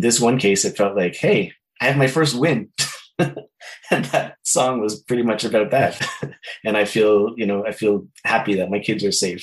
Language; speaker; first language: English; native; English